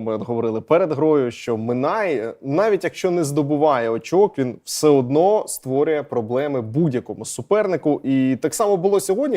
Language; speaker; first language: Ukrainian; native; Ukrainian